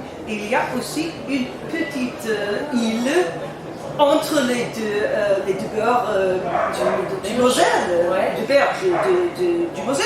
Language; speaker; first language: French; non-native, learner; English